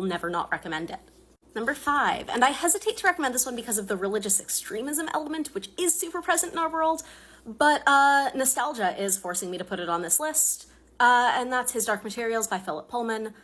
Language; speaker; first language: English; native; English